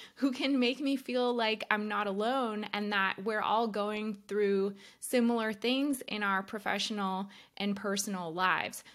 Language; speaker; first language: English; native; English